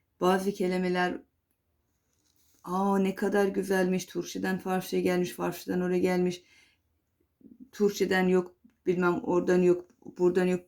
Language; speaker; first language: Turkish; non-native, fluent; Persian